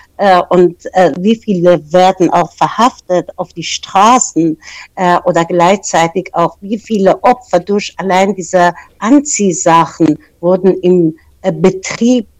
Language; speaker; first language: German; non-native, fluent; Persian